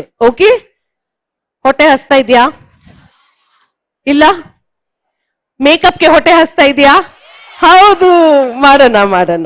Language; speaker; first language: Kannada; non-native, learner; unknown